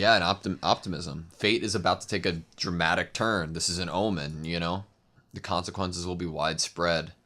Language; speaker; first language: English; native; English